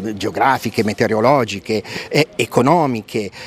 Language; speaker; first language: Italian; native; Italian